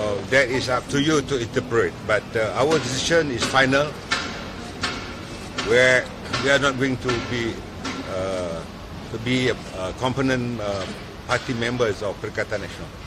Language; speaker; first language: English; non-native, local second language; Malay